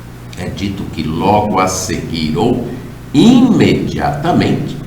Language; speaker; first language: Portuguese; native; Portuguese